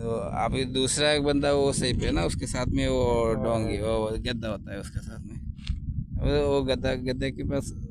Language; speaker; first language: Hindi; non-native, local second language; Malayalam